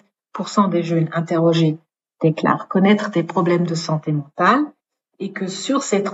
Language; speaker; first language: French; native; French